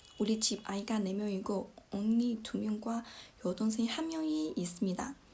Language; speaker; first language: Korean; non-native, fluent; Chinese